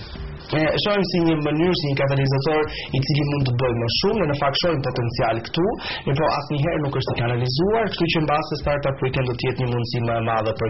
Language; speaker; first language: Albanian; native; Albanian